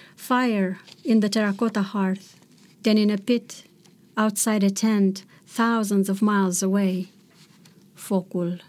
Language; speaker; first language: English; non-native, fluent; Romanian